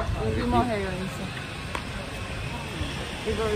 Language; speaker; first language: Korean; non-native, learner; Ukrainian